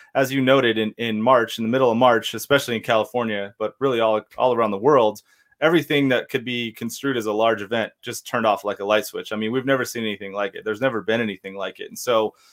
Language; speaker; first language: English; native; English